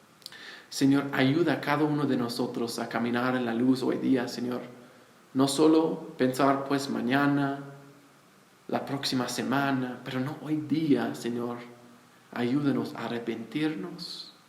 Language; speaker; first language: Spanish; non-native, fluent; English